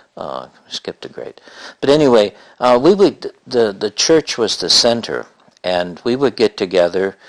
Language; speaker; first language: English; native; English